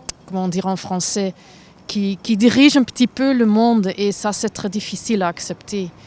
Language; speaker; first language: French; non-native, fluent; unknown